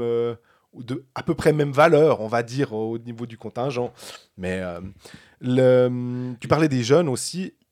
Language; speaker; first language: French; native; French